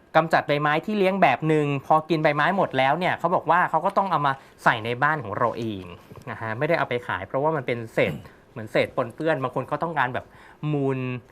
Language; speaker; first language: Thai; native; Thai